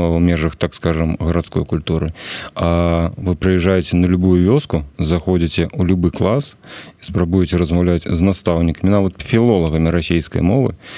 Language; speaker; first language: Belarusian; non-native, local second language; Russian